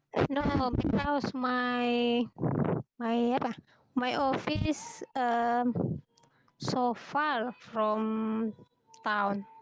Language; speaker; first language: English; non-native, learner; Indonesian